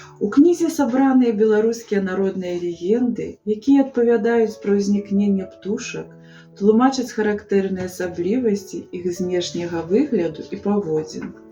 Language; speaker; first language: Belarusian; native; Belarusian